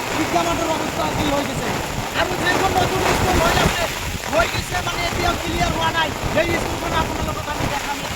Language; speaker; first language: Assamese; native; Assamese